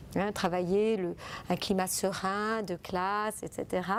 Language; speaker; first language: French; non-native, fluent; Italian